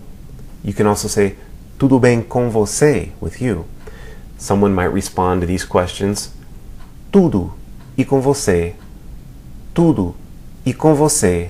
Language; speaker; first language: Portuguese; non-native, fluent; English